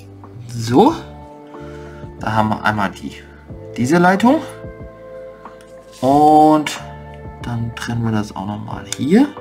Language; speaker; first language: German; native; German